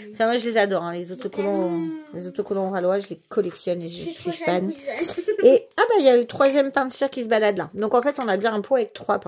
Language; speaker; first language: French; native; French